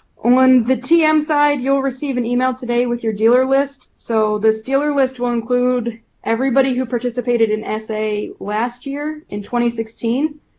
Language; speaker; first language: English; native; English